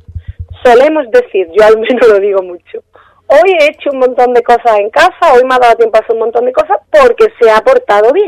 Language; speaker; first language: Spanish; native; Spanish